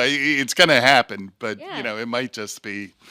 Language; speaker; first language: English; native; English